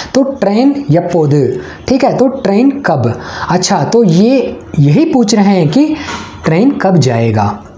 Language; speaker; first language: Hindi; non-native, local second language; Tamil